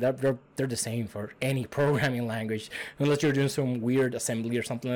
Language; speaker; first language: English; non-native, fluent; Spanish